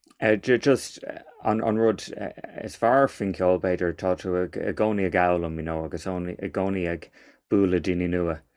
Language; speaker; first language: Irish; non-native, local second language; English